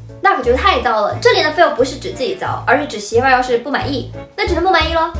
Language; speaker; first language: Chinese; native; Chinese